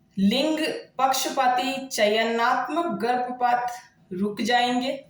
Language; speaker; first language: Hindi; native; Hindi